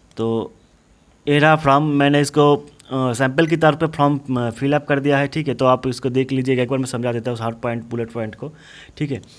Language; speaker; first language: Hindi; non-native, local second language; Bangla